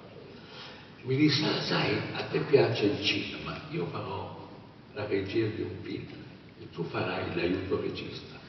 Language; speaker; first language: Italian; native; Italian